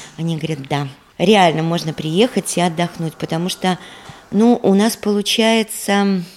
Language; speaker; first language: Russian; native; Russian